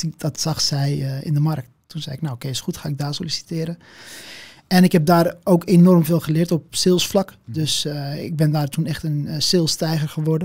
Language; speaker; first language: Dutch; early bilingual, other home language; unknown